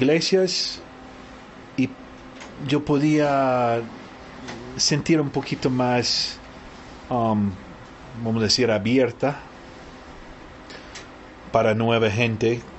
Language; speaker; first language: Spanish; early bilingual, heritage; Spanish